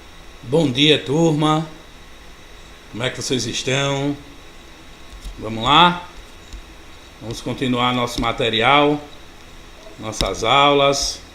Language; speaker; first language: Portuguese; native; Portuguese